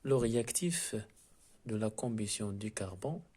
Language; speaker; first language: French; non-native, local second language; Arabic